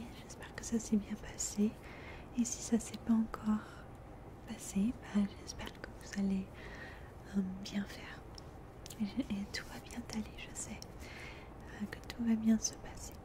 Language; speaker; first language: French; early bilingual, heritage; French